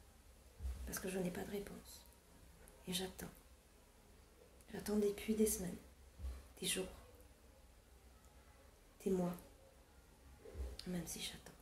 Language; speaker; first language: French; non-native, fluent; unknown